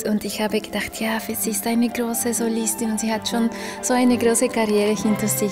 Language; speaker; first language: German; non-native, fluent; Spanish